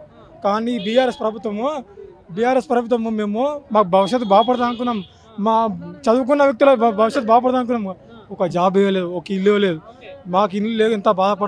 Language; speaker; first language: Telugu; native; Telugu